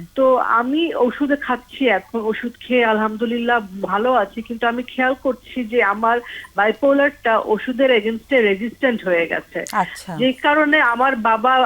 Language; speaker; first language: Bangla; native; Bangla